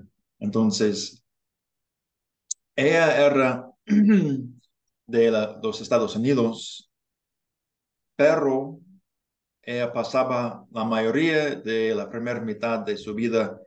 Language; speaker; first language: Spanish; non-native, learner; English